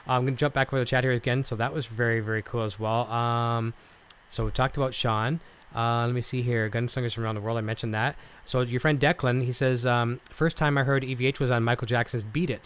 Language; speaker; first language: English; native; English